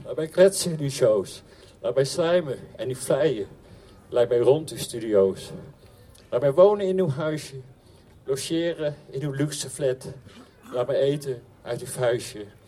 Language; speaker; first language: Dutch; native; Dutch